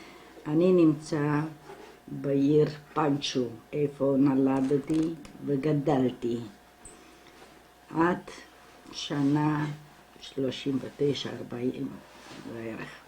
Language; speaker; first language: Hebrew; non-native, fluent; Romanian